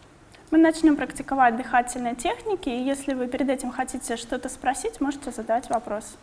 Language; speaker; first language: Russian; native; Russian